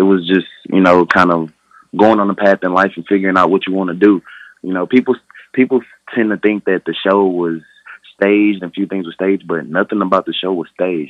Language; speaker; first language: English; native; English